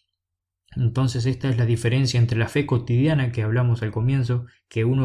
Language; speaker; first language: Spanish; native; Spanish